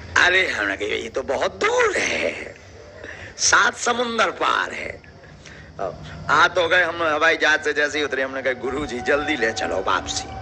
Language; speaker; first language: Hindi; native; Hindi